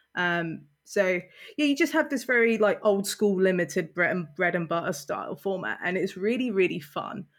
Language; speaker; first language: English; native; English